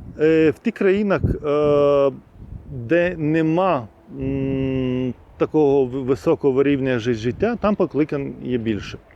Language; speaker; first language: Ukrainian; non-native, fluent; Lithuanian